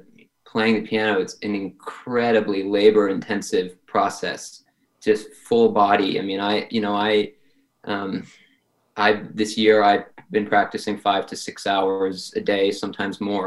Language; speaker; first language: English; native; English